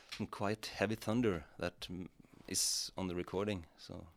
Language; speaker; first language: English; non-native, fluent; Norwegian